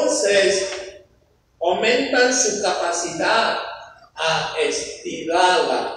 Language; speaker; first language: Spanish; non-native, fluent; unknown